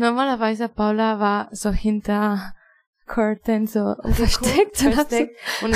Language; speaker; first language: German; non-native, fluent; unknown